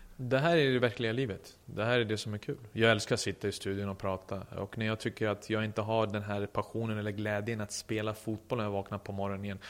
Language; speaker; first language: Swedish; early bilingual, other home language; Serbian